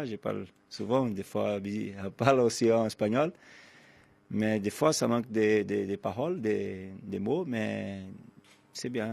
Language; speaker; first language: French; non-native, fluent; Portuguese